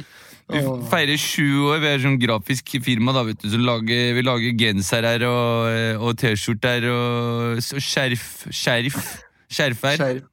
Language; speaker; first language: Norwegian; native; Norwegian